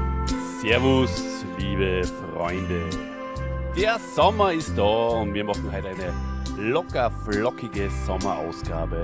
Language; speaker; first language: German; native; German